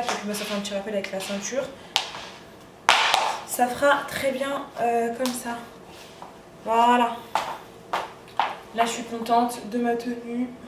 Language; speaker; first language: French; native; French